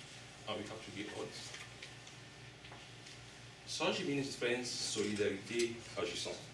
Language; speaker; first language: English; non-native, local second language; French